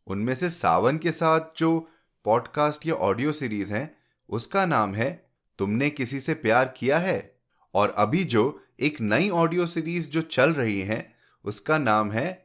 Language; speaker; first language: Hindi; native; Hindi